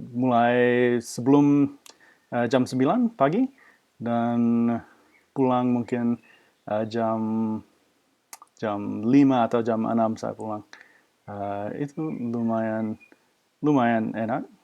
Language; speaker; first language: Indonesian; non-native, fluent; English